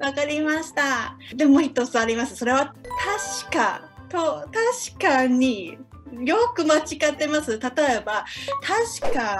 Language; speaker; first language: Japanese; non-native, fluent; Cantonese